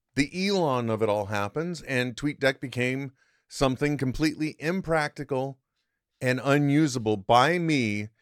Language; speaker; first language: English; native; English